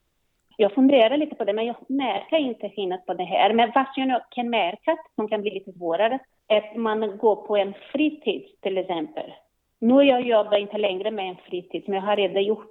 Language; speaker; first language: Swedish; non-native, learner; Portuguese